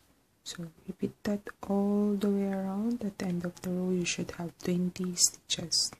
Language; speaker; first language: English; non-native, fluent; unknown